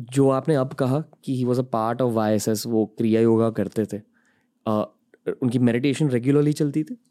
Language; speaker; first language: Hindi; native; Hindi